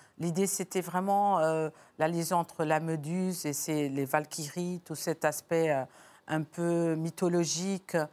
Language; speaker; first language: French; non-native, fluent; Portuguese